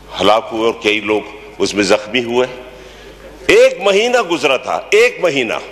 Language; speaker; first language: Urdu; native; Urdu